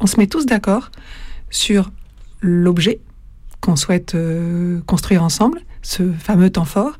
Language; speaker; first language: French; native; French